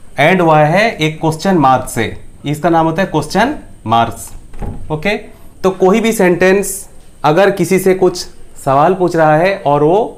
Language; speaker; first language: Hindi; non-native, local second language; Bangla